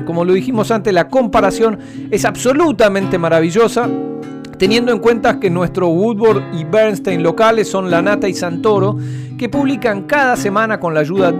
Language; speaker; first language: Spanish; native; Spanish